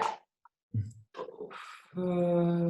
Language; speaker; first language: French; non-native, fluent; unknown